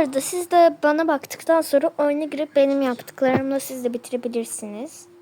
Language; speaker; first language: Turkish; native; Turkish